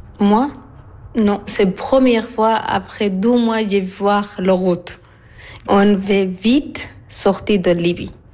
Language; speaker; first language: French; non-native, learner; Arabic